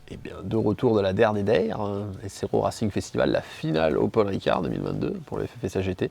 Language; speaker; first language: French; native; French